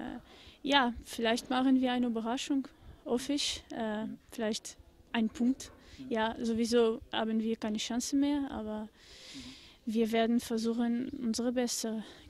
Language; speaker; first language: German; non-native, fluent; Portuguese